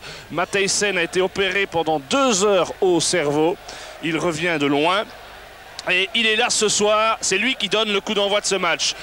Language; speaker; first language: French; native; French